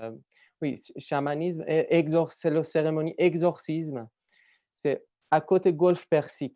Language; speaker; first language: French; non-native, learner; Persian